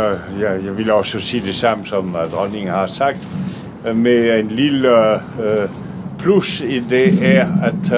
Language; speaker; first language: Danish; non-native, fluent; French